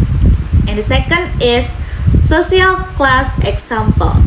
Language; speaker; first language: English; non-native, local second language; Indonesian